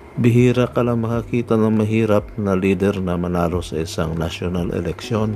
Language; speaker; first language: Filipino; non-native, local second language; Cebuano